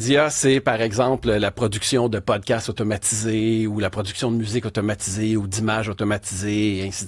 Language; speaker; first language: French; native; French